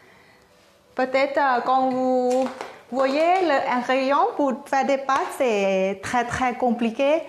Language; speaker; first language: French; non-native, learner; Thai